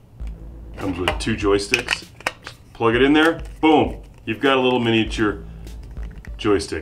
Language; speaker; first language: English; native; English